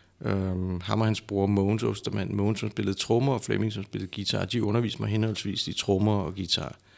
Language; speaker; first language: Danish; native; Danish